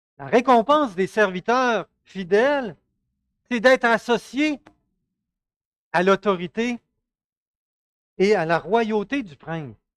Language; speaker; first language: French; native; French